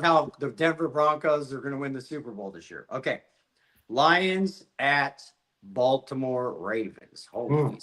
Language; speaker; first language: English; native; English